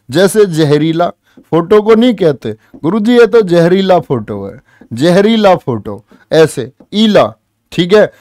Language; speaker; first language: Hindi; native; Hindi